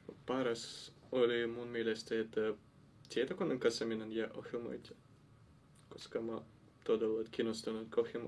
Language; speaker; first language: Finnish; non-native, learner; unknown